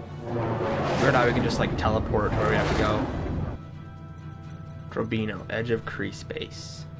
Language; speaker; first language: English; native; English